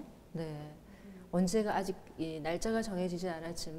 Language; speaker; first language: Korean; native; Korean